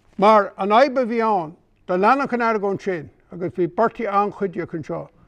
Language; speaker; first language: Irish; native; Irish